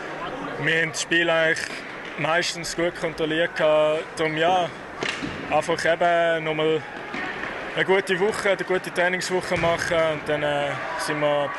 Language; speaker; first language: German; native; German